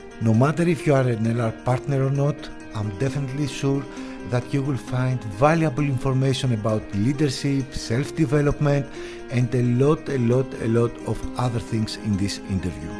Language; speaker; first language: English; non-native, fluent; Greek